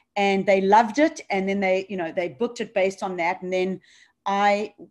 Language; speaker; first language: English; native; English